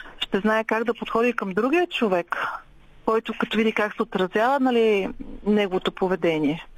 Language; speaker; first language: Bulgarian; native; Bulgarian